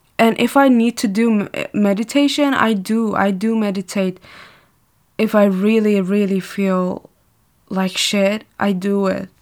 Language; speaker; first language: English; non-native, fluent; Persian